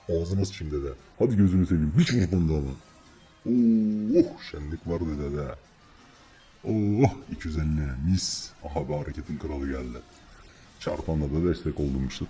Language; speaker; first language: Turkish; native; Turkish